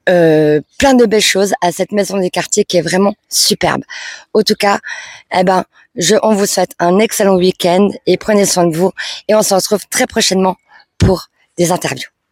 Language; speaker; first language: French; native; French